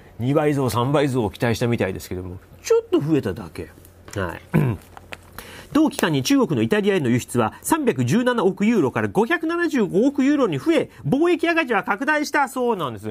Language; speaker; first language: Japanese; native; Japanese